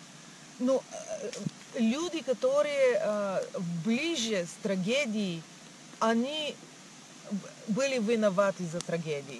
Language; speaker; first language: Russian; non-native, learner; Bulgarian